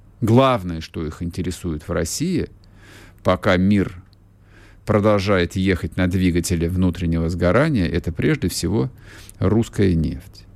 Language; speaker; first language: Russian; native; Russian